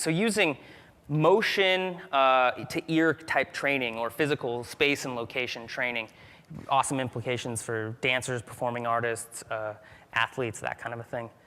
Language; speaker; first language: English; native; English